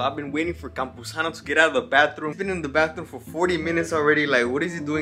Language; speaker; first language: English; early bilingual, other home language; Spanish